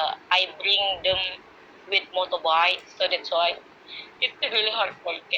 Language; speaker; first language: English; non-native, learner; Indonesian